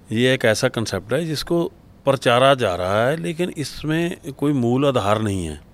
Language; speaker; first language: Hindi; non-native, local second language; Punjabi